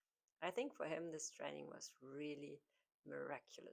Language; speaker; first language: English; non-native, fluent; German